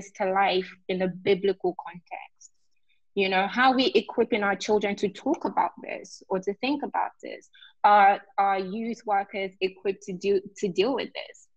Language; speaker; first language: English; non-native, local second language; Yoruba